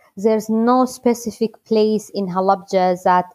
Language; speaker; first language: English; non-native, learner; Kurdish